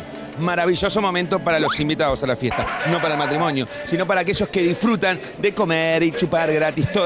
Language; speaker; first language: Spanish; native; Spanish